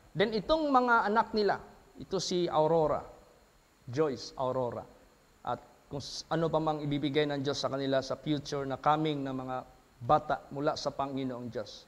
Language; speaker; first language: Filipino; native; Filipino